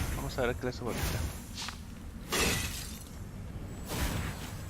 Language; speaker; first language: Spanish; native; Spanish